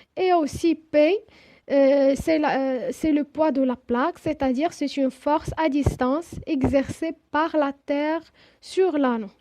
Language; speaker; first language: French; non-native, local second language; Arabic